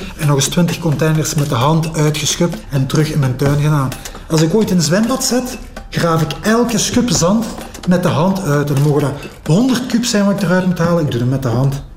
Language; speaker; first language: Dutch; native; Dutch